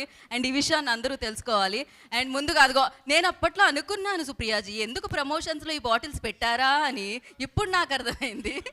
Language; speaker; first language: Telugu; native; Telugu